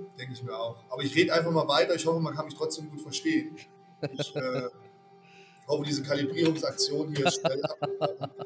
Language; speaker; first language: German; native; German